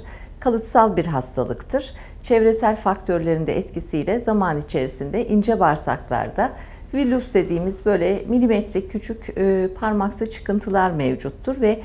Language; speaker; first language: Turkish; native; Turkish